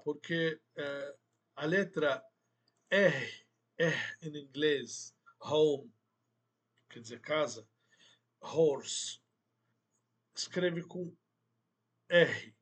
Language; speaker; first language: Portuguese; non-native, fluent; Arabic